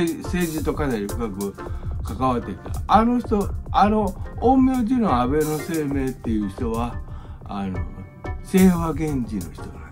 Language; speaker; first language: Japanese; native; Japanese